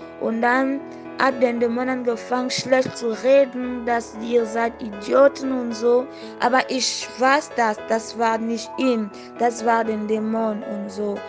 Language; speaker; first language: German; non-native, fluent; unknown